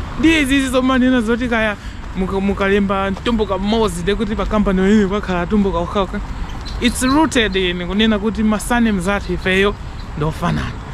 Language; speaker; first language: Nyanja; non-native, local second language; Tumbuka